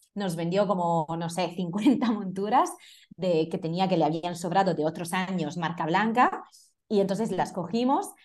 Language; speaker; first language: Spanish; non-native, fluent; Italian